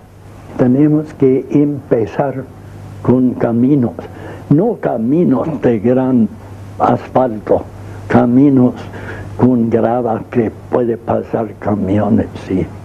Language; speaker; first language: Spanish; non-native, fluent; English